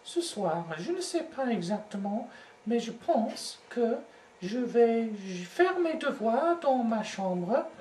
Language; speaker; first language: French; non-native, learner; English